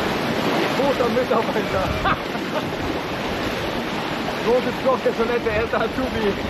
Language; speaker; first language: German; native; German